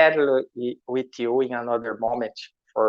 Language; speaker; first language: English; non-native, learner; Portuguese